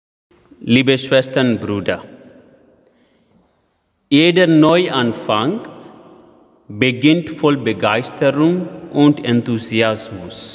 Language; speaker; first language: German; non-native, fluent; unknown